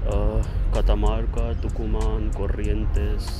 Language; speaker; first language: Spanish; non-native, learner; Hindi